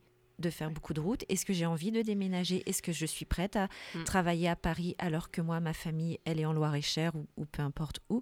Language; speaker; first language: French; native; French